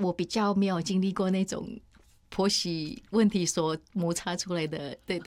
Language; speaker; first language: Chinese; non-native, fluent; Indonesian